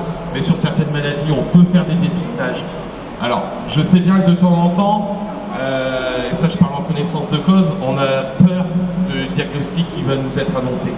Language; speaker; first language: French; native; French